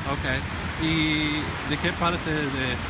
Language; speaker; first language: Spanish; non-native, fluent; English